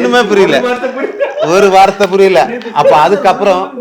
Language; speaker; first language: Tamil; non-native, learner; Malayalam